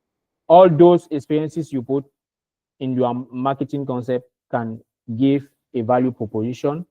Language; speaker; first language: English; non-native, learner; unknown